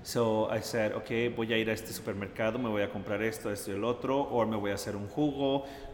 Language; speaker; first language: Spanish; early bilingual, heritage; Spanish